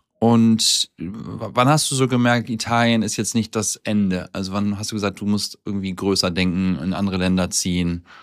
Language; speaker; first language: German; native; German